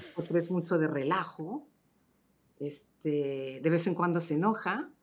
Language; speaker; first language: Spanish; native; Spanish